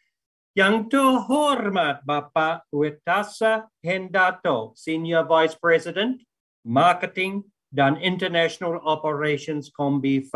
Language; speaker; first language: Indonesian; non-native, fluent; English